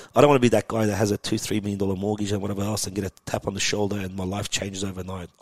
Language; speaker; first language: English; early bilingual, other home language; Persian